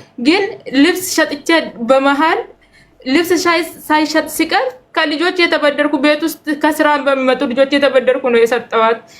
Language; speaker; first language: Amharic; non-native, local second language; Oromo